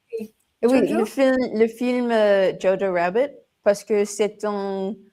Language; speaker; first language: French; non-native, learner; English